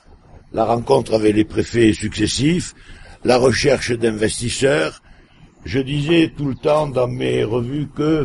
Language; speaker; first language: French; native; French